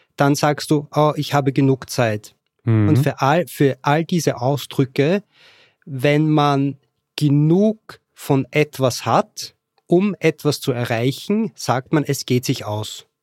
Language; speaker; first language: German; native; German